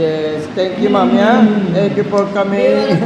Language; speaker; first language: English; non-native, local second language; Filipino